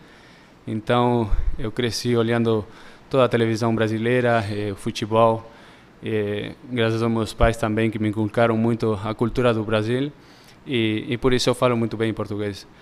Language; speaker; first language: Portuguese; early bilingual, heritage; Spanish